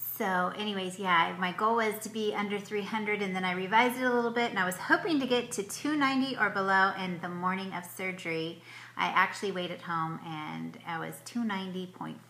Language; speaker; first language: English; native; English